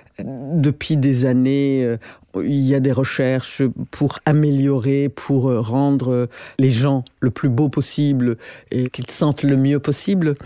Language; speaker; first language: French; non-native, local second language; Rundi